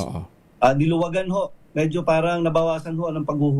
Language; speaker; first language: Filipino; native; Filipino